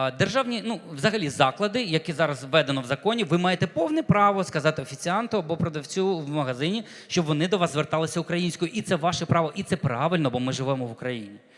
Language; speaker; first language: Ukrainian; non-native, local second language; Russian